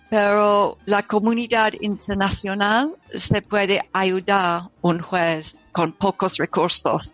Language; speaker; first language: Spanish; non-native, learner; English